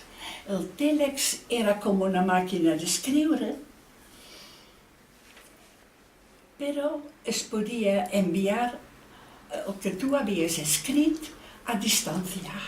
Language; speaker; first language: Catalan; non-native, fluent; Dutch